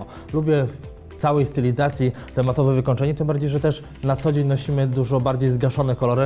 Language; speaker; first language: Polish; native; Polish